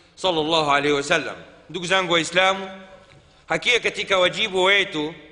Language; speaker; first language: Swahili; non-native, fluent; Arabic